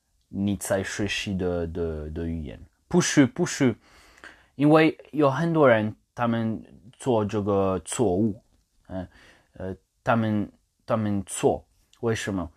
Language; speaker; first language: Chinese; non-native, learner; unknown